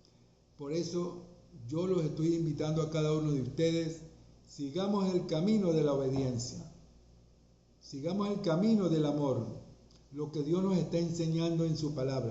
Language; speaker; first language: Spanish; native; Spanish